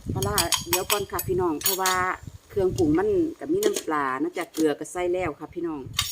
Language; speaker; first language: Thai; native; Thai